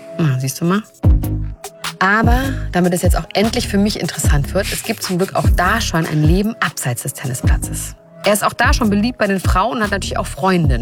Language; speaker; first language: German; native; German